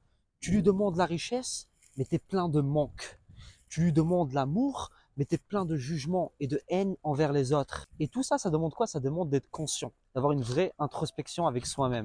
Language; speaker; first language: French; native; French